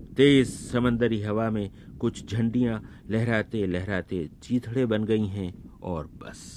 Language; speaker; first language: Urdu; native; Urdu